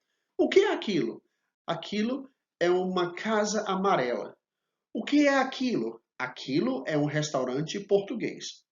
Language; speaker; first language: Portuguese; non-native, fluent; English